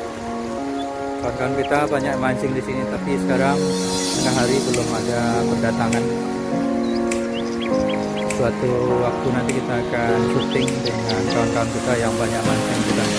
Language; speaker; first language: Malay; non-native, local second language; Minangkabau